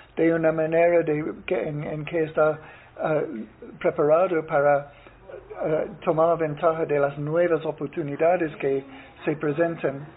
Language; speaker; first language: Spanish; non-native, fluent; English